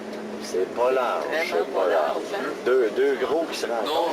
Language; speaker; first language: French; native; French